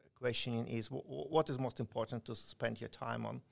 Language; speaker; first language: English; non-native, fluent; Ukrainian